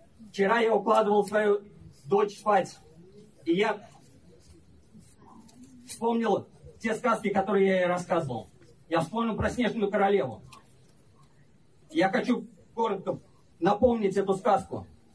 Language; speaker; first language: Russian; native; Russian